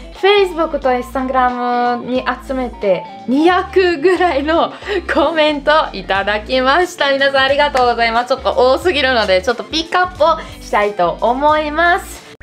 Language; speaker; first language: Japanese; non-native, fluent; Italian